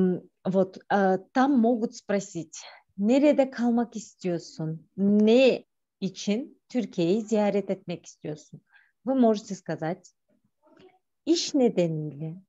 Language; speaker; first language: Turkish; non-native, fluent; Kyrgyz